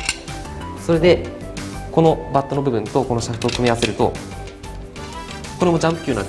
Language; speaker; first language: Japanese; native; Japanese